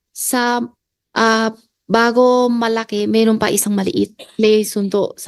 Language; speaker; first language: Filipino; non-native, learner; Chinese